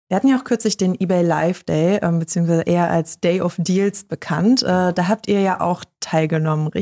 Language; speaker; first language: German; native; German